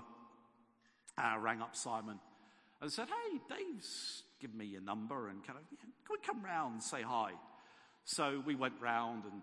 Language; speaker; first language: English; native; English